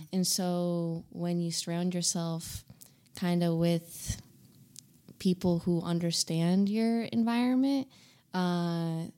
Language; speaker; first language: English; early bilingual, other home language; Hindi